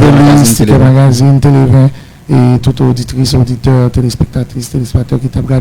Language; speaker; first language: Haitian Creole; native; Haitian Creole